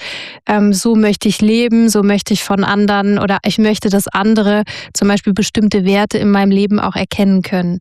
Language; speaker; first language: German; native; German